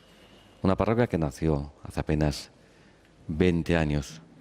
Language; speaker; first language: Spanish; native; Spanish